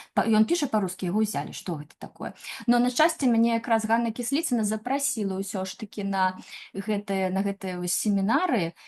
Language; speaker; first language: Belarusian; non-native, local second language; Russian